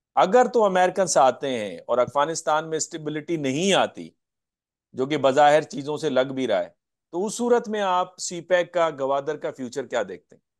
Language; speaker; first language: Urdu; non-native, local second language; Sindhi